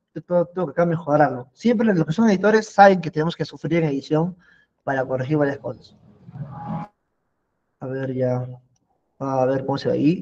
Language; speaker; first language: Spanish; native; Spanish